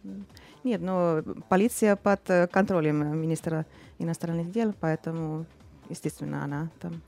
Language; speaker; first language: Russian; non-native, fluent; Finnish